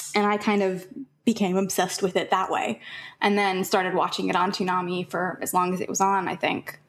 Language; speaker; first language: English; native; English